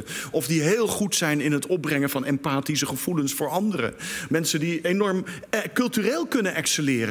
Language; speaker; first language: Dutch; native; Dutch